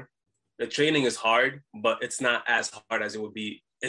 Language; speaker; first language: English; native; English